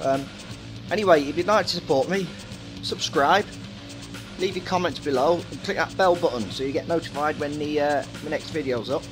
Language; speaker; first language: English; native; English